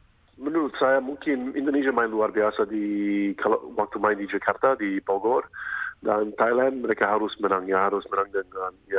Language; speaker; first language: Indonesian; non-native, fluent; English